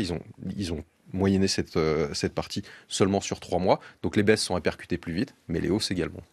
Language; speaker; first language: French; native; French